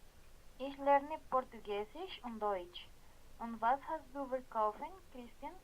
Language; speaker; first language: German; non-native, learner; Spanish